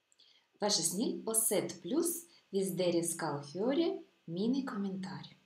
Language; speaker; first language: Norwegian; non-native, fluent; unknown